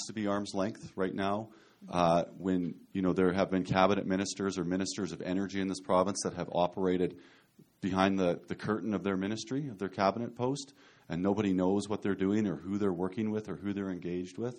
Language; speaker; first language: English; native; English